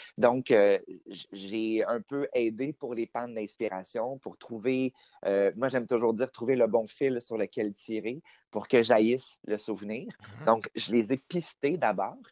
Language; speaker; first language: French; native; French